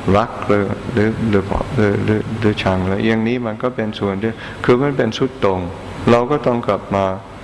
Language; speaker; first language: Thai; non-native, fluent; English